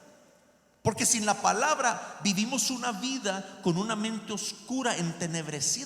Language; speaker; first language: Spanish; native; Spanish